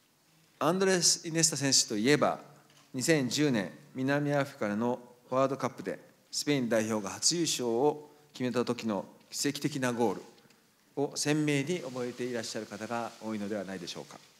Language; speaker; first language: Japanese; native; Japanese